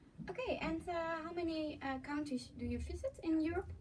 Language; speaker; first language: English; non-native, learner; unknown